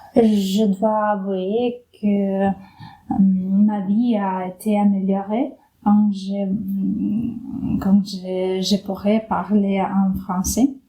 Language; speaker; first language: French; non-native, fluent; Ukrainian